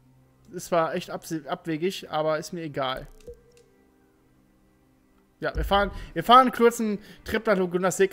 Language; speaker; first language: German; native; German